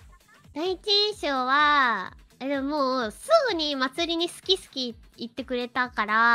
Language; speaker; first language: Japanese; native; Japanese